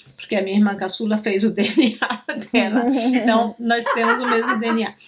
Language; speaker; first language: Portuguese; native; Portuguese